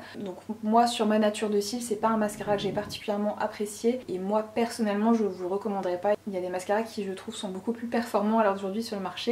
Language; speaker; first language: French; native; French